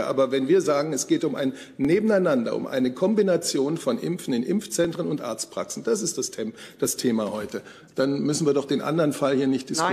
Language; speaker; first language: German; native; German